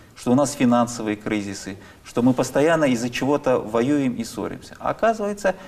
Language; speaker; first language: Russian; native; Russian